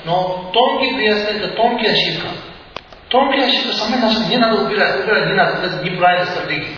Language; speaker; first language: Russian; non-native, learner; Tibetan